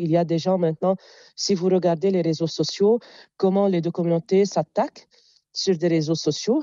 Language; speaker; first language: French; non-native, local second language; Arabic